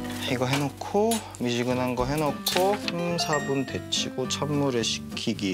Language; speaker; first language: Korean; native; Korean